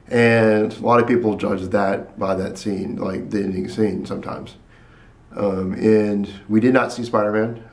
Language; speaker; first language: English; native; English